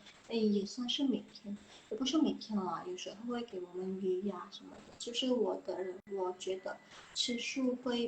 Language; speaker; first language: Chinese; non-native, fluent; Indonesian